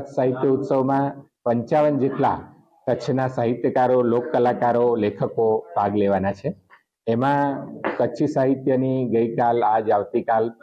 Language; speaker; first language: Gujarati; non-native, local second language; Kachhi